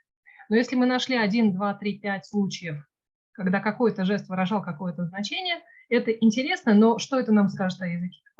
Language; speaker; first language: Russian; native; Russian